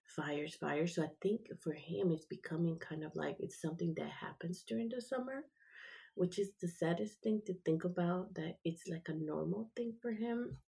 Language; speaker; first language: English; early bilingual, other home language; Spanish